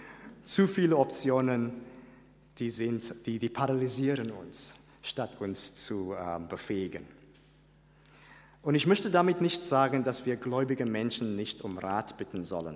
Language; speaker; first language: German; non-native, fluent; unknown